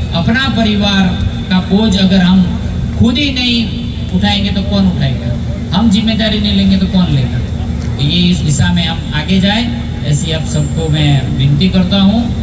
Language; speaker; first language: Hindi; non-native, local second language; Gujarati